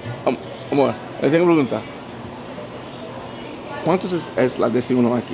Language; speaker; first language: Spanish; non-native, learner; English